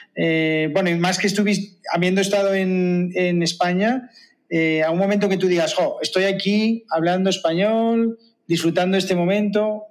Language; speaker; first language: Spanish; native; Spanish